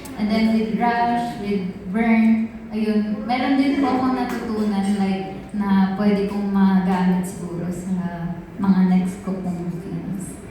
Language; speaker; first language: Filipino; native; Filipino